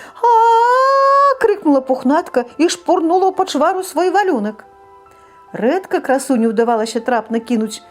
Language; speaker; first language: Belarusian; native; Belarusian